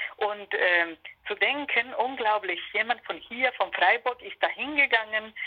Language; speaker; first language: German; non-native, fluent; Spanish